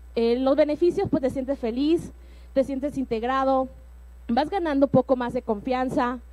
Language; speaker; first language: Spanish; native; Spanish